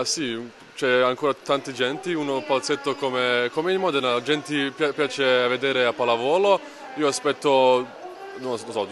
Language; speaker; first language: Italian; non-native, learner; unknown